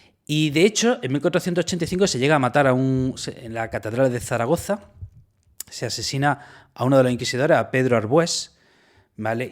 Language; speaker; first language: Spanish; native; Spanish